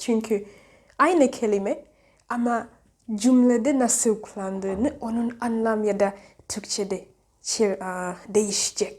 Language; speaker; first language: Turkish; non-native, fluent; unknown